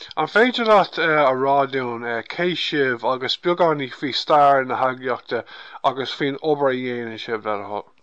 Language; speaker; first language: Irish; non-native, local second language; English